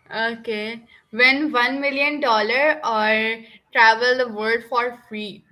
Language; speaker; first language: English; non-native, local second language; Urdu